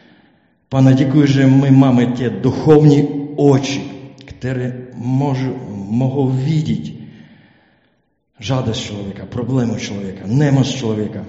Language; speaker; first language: Czech; non-native, learner; Ukrainian